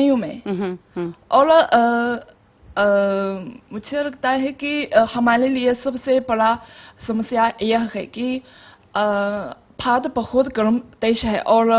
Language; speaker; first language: Hindi; non-native, learner; Chinese